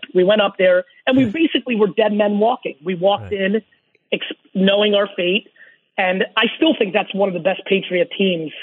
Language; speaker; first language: English; early bilingual, other home language; Russian